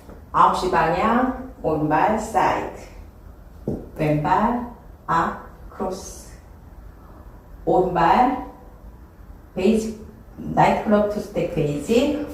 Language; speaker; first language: Korean; native; Korean